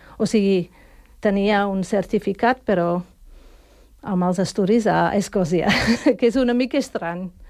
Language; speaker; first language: Catalan; non-native, fluent; English